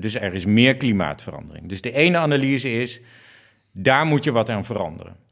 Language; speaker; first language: Dutch; native; Dutch